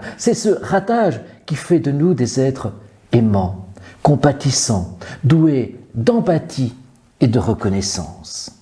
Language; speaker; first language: French; native; French